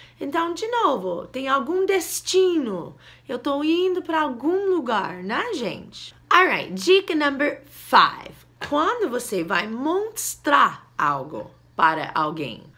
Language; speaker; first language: Portuguese; non-native, fluent; English